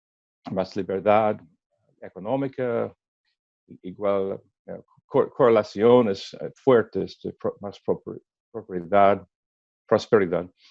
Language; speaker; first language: Spanish; non-native, learner; English